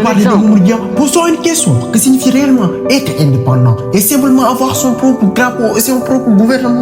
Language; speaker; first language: French; non-native, local second language; Wolof